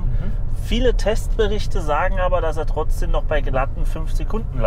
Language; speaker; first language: German; native; German